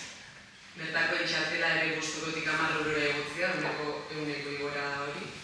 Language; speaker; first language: Basque; native; Basque